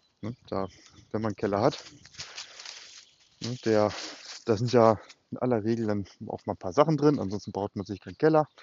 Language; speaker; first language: German; native; German